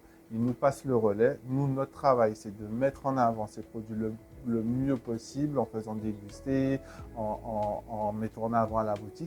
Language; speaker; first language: French; native; French